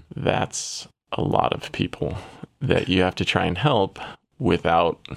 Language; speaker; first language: English; native; English